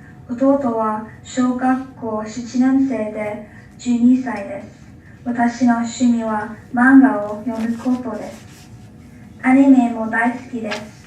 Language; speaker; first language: Japanese; non-native, learner; English